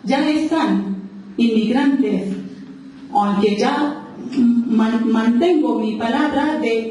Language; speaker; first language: Spanish; non-native, local second language; Urdu